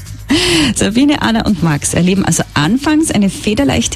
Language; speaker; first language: German; native; German